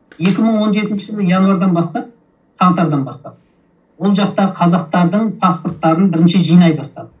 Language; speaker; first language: Kazakh; early bilingual, heritage; Kazakh